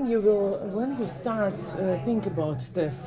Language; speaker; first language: English; non-native, learner; Russian